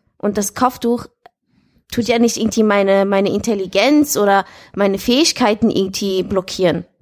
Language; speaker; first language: German; early bilingual, other home language; Arabic